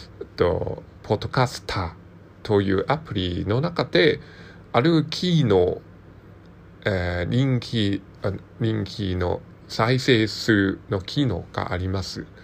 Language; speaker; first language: Japanese; non-native, learner; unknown